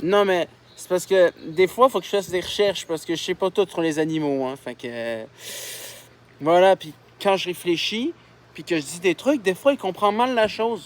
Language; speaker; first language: French; native; French